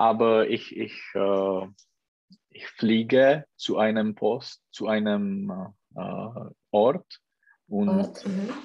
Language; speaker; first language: German; non-native, learner; Czech